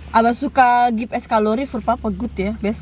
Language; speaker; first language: German; non-native, learner; Indonesian